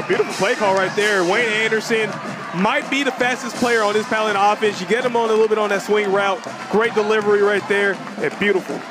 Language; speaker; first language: English; native; English